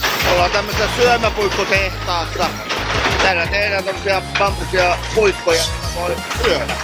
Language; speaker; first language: Finnish; native; Finnish